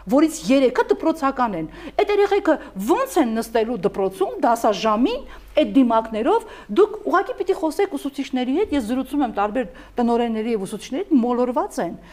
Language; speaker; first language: Armenian; native; Armenian